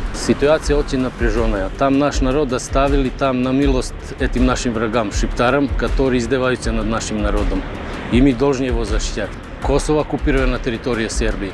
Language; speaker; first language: Russian; non-native, fluent; Serbian